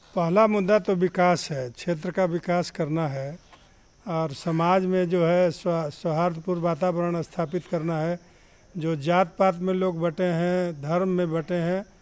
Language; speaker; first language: Hindi; non-native, local second language; Bhojpuri